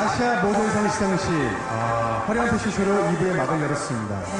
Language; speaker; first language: Korean; native; Korean